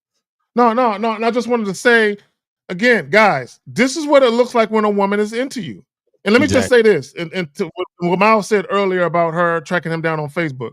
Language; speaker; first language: English; native; English